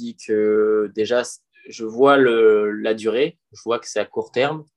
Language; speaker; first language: French; native; French